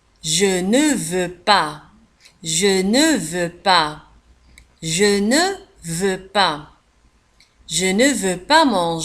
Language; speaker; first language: French; non-native, fluent; Arabic